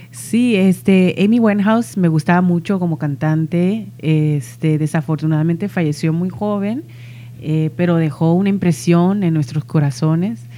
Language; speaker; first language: Spanish; early bilingual, heritage; Spanish